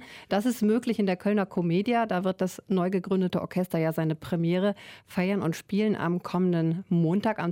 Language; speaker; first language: German; native; German